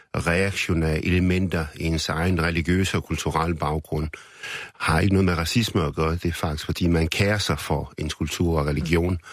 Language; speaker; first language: Danish; early bilingual, other home language; Arabic